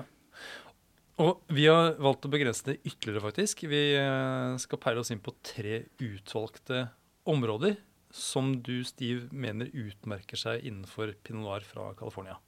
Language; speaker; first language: Norwegian; native; Norwegian